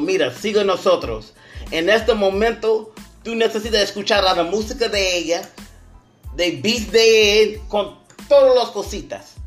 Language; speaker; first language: Spanish; non-native, learner; English